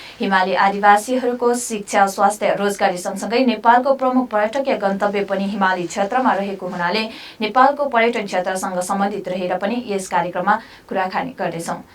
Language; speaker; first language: Nepali; non-native, local second language; Sherpa